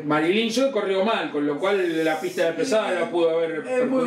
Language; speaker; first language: Spanish; native; Spanish